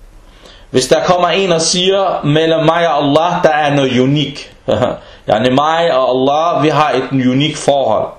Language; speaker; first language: Danish; early bilingual, other home language; Arabic